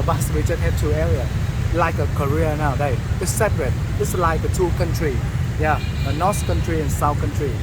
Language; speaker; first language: English; non-native, learner; Vietnamese